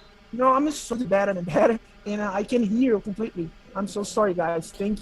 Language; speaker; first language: English; non-native, learner; Portuguese